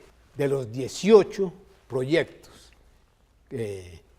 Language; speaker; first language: Spanish; native; Spanish